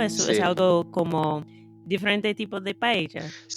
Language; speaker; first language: Spanish; non-native, fluent; English